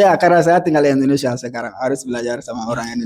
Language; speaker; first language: Indonesian; non-native, learner; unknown